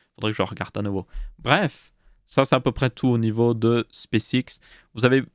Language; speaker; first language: French; native; French